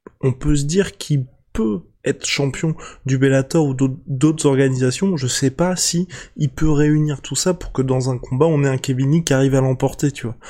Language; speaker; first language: French; native; French